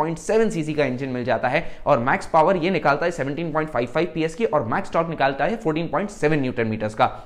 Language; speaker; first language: Hindi; native; Hindi